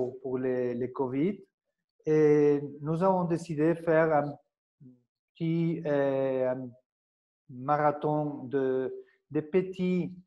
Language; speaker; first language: French; non-native, fluent; Spanish